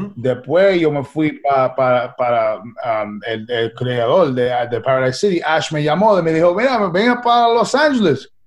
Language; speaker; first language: Spanish; early bilingual, heritage; Spanish